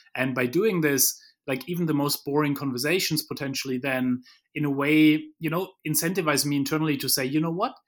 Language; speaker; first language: English; non-native, fluent; German